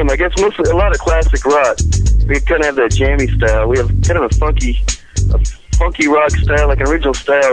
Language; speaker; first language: English; native; English